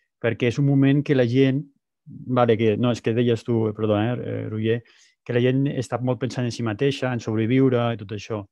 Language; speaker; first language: Catalan; non-native, local second language; Spanish